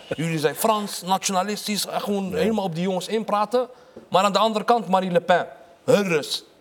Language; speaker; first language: Dutch; early bilingual, other home language; Arabic